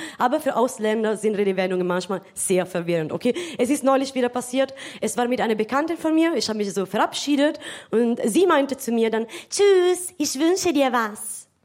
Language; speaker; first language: German; non-native, fluent; Italian